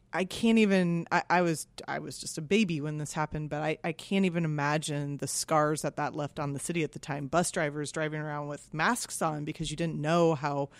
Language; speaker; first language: English; native; English